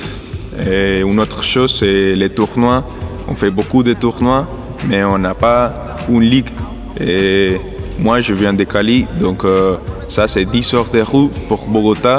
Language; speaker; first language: French; non-native, fluent; Spanish